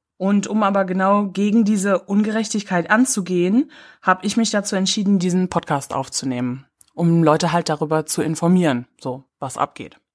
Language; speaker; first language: German; native; German